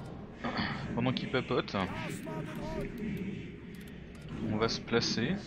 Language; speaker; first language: French; native; French